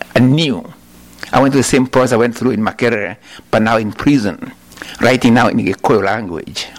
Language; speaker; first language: English; non-native, local second language; Kikuyu